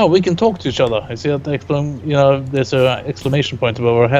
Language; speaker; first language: English; non-native, fluent; Norwegian